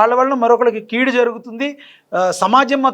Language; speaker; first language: Telugu; native; Telugu